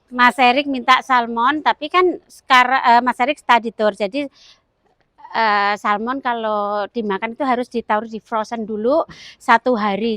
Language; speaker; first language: Indonesian; native; Indonesian